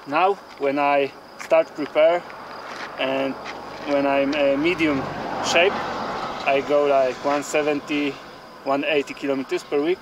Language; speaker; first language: English; non-native, learner; Polish